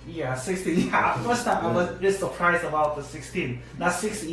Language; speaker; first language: English; non-native, learner; Korean